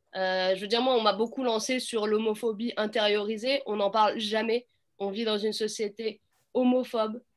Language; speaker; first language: French; native; French